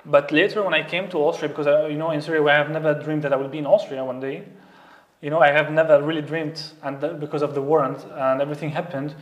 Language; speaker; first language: English; non-native, fluent; Arabic